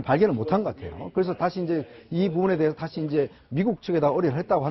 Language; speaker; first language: Korean; native; Korean